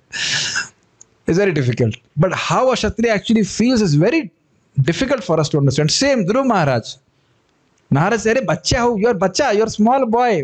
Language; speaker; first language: English; non-native, local second language; Hindi